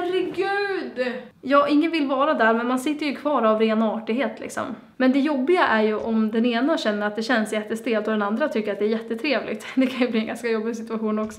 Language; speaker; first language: Swedish; native; Swedish